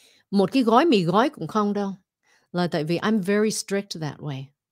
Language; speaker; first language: Vietnamese; early bilingual, heritage; Vietnamese